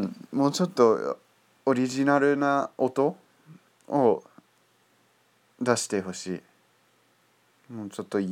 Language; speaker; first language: Japanese; non-native, fluent; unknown